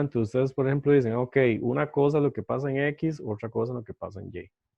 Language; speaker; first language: Spanish; native; Spanish